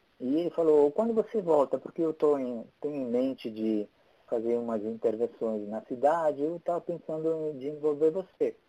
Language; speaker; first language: Portuguese; non-native, fluent; Italian